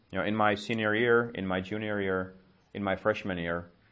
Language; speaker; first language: English; non-native, fluent; Czech